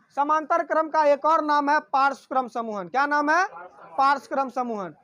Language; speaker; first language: Hindi; native; Hindi